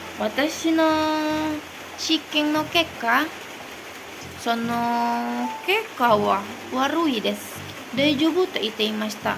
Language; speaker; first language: Japanese; non-native, learner; Indonesian